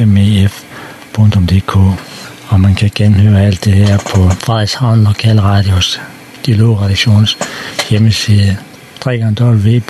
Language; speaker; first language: Danish; native; Danish